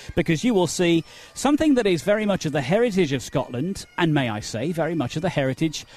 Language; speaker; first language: English; native; English